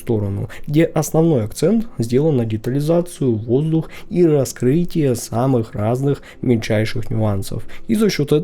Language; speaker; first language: Russian; native; Russian